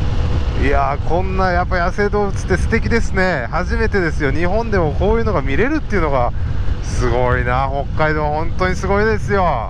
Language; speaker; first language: Japanese; native; Japanese